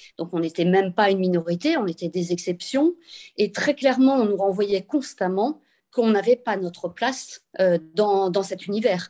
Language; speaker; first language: French; native; French